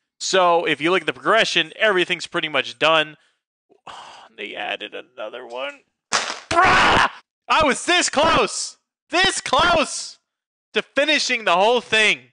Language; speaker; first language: English; native; English